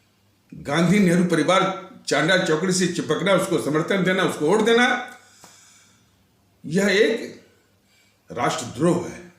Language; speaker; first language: Hindi; native; Hindi